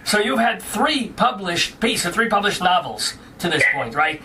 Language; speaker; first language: English; native; English